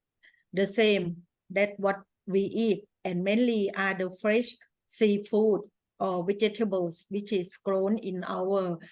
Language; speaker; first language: English; non-native, fluent; Thai